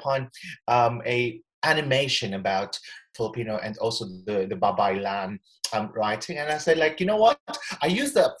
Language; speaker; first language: English; non-native, local second language; Cebuano